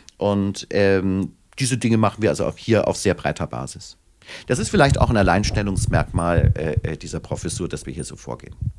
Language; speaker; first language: German; native; German